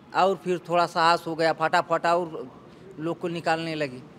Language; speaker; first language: Hindi; native; Hindi